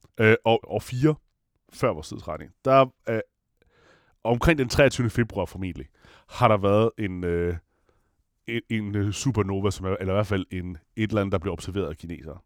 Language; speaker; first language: Danish; non-native, fluent; Italian